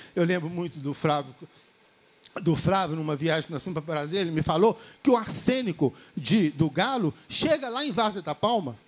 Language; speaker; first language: Portuguese; native; Portuguese